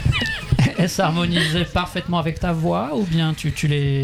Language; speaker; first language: French; native; French